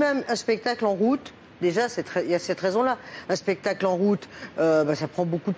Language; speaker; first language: French; native; French